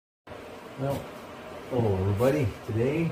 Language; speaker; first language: English; native; English